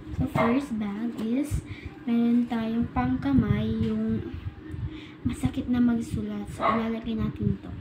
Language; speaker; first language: Filipino; non-native, local second language; Cebuano